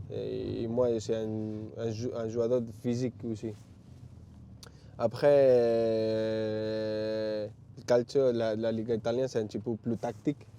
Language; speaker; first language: French; non-native, learner; Spanish